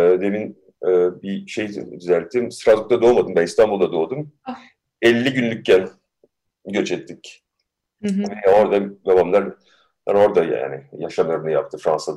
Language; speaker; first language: Turkish; early bilingual, heritage; Turkish